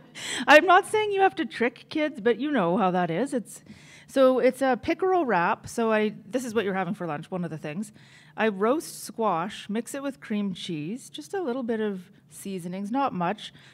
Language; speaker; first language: English; native; English